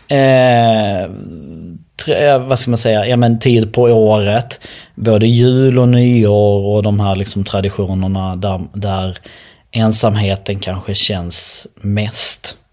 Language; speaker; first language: Swedish; early bilingual, other home language; Albanian